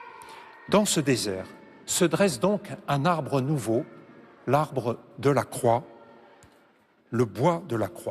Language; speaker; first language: French; native; French